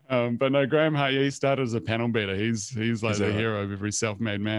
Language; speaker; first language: English; native; English